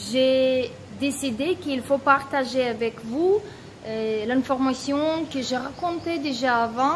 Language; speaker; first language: French; non-native, fluent; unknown